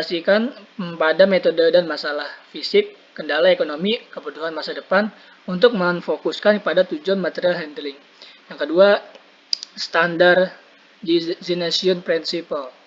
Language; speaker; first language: Indonesian; native; Indonesian